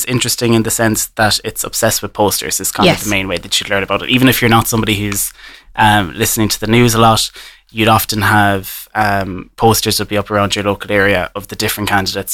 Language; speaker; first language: English; native; English